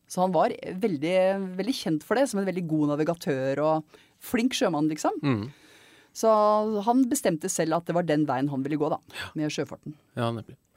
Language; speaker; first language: Norwegian; native; Norwegian